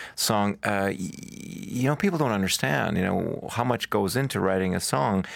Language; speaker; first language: English; native; English